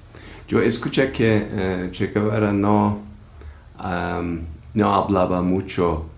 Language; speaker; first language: Spanish; non-native, learner; Turkish